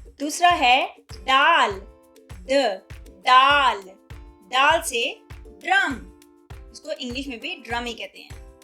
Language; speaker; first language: Urdu; native; Urdu